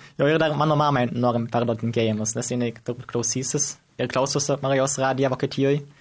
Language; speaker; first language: Lithuanian; early bilingual, heritage; Lithuanian